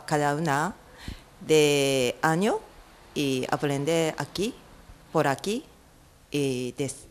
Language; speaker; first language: Spanish; non-native, learner; Japanese